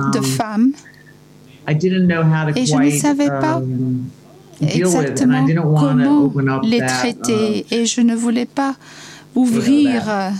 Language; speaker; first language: French; non-native, learner; English